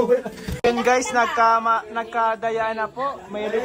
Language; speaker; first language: Filipino; native; Filipino